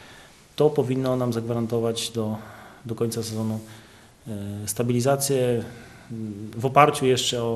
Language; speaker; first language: Polish; native; Polish